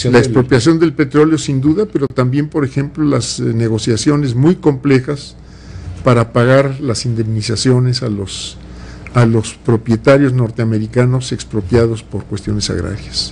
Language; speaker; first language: Spanish; native; Spanish